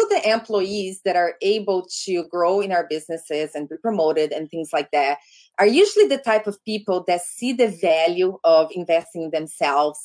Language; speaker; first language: English; non-native, fluent; Portuguese